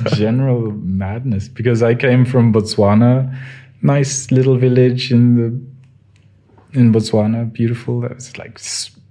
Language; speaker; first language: English; non-native, local second language; Tswana